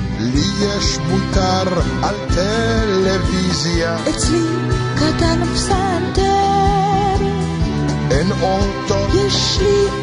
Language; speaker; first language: Hebrew; non-native, learner; Portuguese